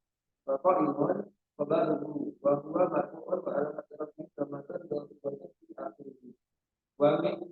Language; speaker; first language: Arabic; non-native, learner; Indonesian